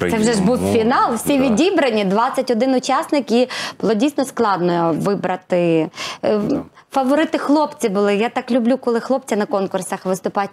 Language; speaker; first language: Ukrainian; native; Ukrainian